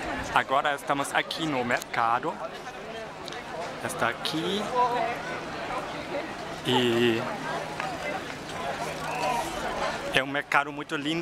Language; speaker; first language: Portuguese; non-native, fluent; German